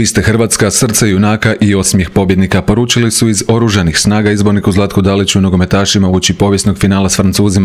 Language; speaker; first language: Croatian; native; Croatian